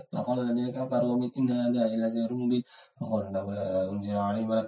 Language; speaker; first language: Arabic; non-native, learner; Indonesian